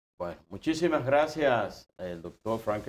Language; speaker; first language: Spanish; native; Spanish